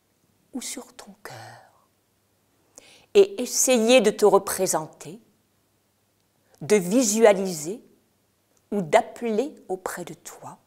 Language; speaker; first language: French; native; French